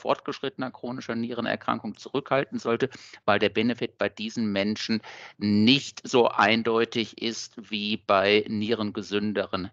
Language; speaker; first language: German; native; German